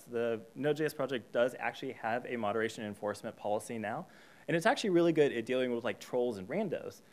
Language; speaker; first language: English; native; English